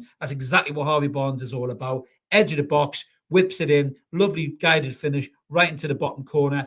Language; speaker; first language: English; native; English